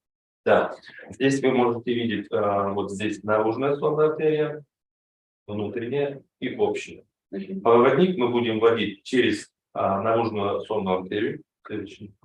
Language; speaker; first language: Russian; native; Russian